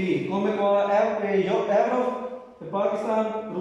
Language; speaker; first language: Italian; non-native, learner; Punjabi